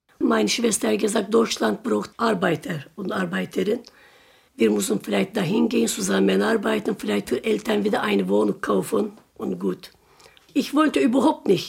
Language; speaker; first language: German; non-native, learner; Turkish